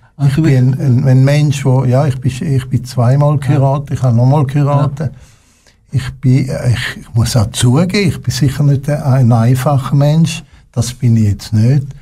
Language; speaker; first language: German; non-native, local second language; French